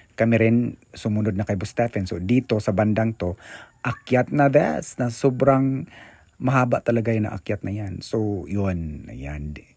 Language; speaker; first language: Filipino; non-native, local second language; Cebuano